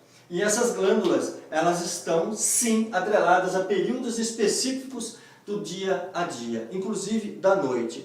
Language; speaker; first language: Portuguese; native; Portuguese